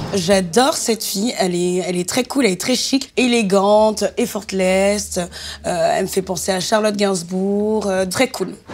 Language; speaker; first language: French; native; French